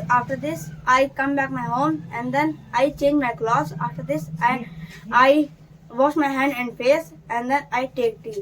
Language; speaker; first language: English; non-native, learner; Hindi